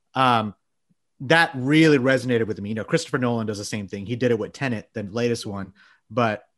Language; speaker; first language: English; early bilingual, other home language; Bangla